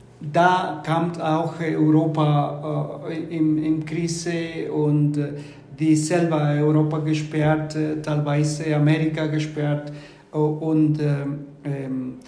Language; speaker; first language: German; non-native, fluent; Spanish